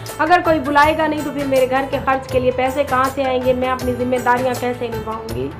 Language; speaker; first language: Urdu; native; Urdu